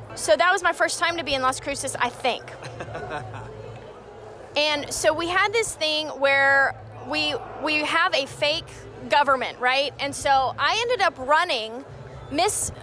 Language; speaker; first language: English; native; English